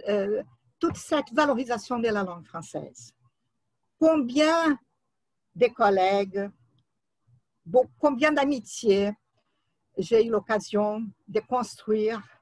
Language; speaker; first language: French; non-native, fluent; Portuguese